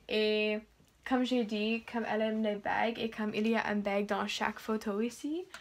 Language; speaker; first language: French; non-native, learner; English